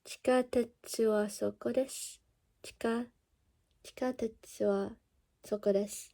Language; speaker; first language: Japanese; non-native, learner; English